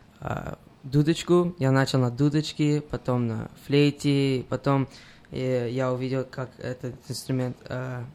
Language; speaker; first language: Russian; early bilingual, heritage; Russian